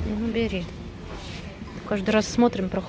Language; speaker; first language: Russian; native; Russian